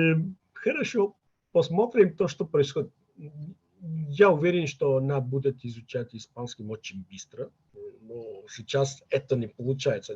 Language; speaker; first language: Russian; non-native, fluent; Catalan